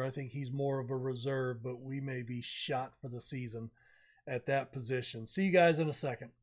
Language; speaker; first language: English; native; English